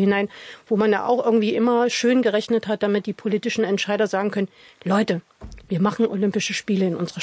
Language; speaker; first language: German; native; German